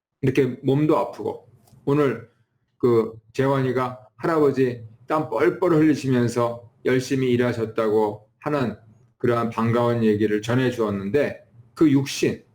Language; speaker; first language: Korean; native; Korean